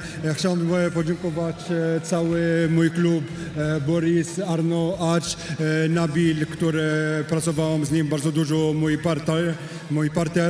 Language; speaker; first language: Polish; non-native, learner; French